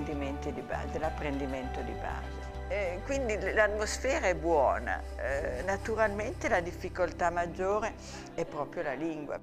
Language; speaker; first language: Italian; native; Italian